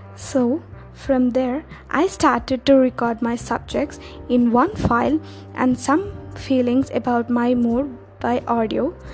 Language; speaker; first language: English; non-native, local second language; Telugu